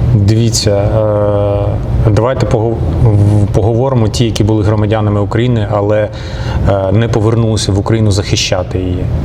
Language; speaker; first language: Ukrainian; non-native, local second language; Russian